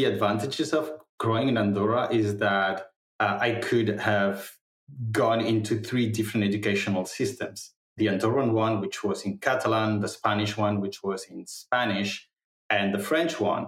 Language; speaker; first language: English; non-native, fluent; Catalan